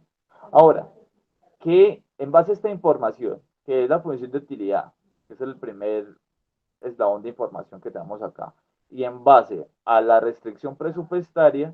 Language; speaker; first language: Spanish; native; Spanish